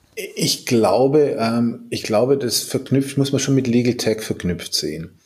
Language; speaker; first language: German; native; German